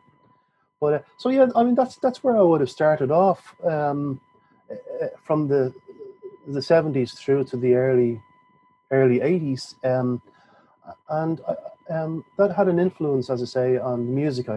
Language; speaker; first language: English; native; English